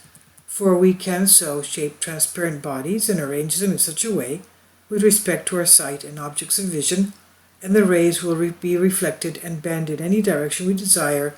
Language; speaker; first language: English; non-native, fluent; Greek